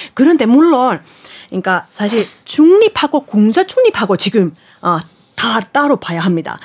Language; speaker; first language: Korean; non-native, fluent; Finnish